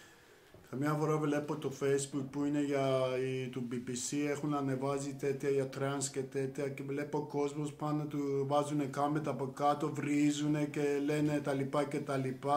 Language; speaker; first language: Greek; non-native, learner; Persian